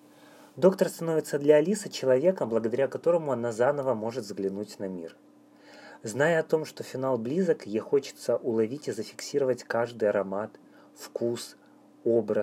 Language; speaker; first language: Russian; native; Russian